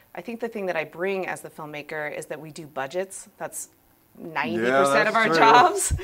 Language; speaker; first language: English; native; English